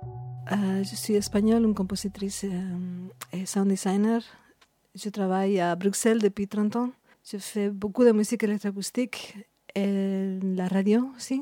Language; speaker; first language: French; non-native, fluent; Spanish